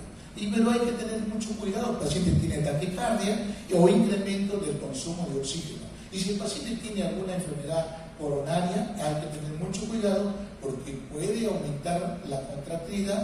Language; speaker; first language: Spanish; native; Spanish